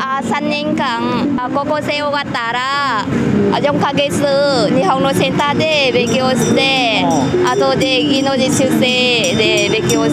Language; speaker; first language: Japanese; non-native, learner; Vietnamese